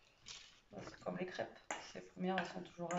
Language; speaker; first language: French; native; French